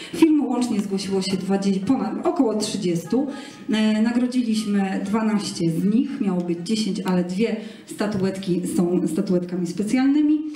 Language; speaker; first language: Polish; native; Polish